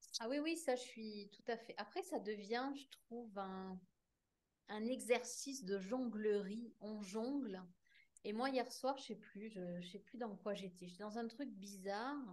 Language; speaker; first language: French; native; French